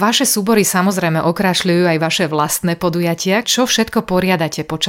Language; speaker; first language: Slovak; native; Slovak